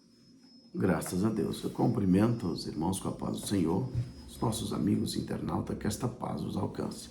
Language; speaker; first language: Portuguese; native; Portuguese